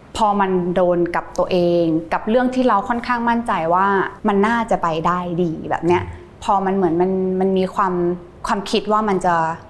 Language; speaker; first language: Thai; early bilingual, heritage; Thai